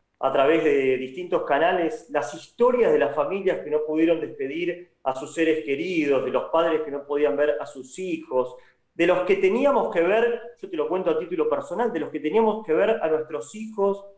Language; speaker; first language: Spanish; native; Spanish